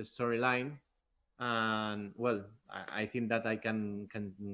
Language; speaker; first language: English; non-native, learner; Spanish